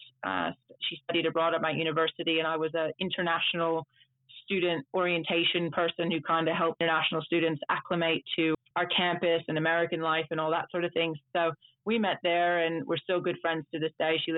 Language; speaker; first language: English; early bilingual, other home language; Dutch